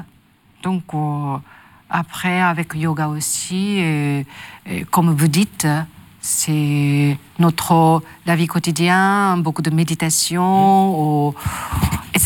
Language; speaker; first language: French; non-native, learner; Japanese